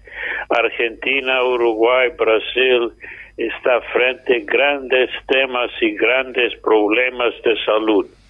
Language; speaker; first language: Spanish; non-native, fluent; English